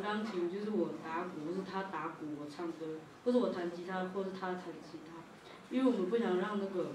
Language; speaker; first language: Chinese; native; Chinese